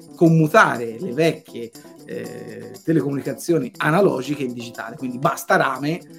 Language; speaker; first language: Italian; native; Italian